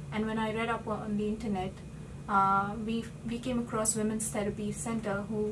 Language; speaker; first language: English; non-native, local second language; Hindi